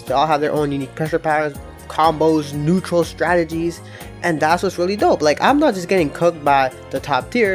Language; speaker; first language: English; native; English